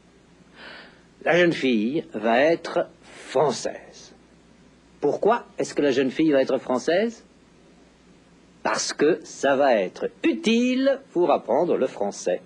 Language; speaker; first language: French; native; French